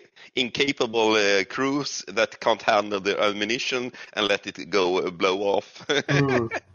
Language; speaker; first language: English; non-native, fluent; Swedish